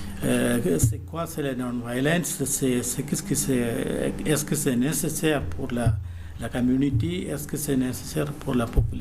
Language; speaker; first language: French; non-native, learner; Malayalam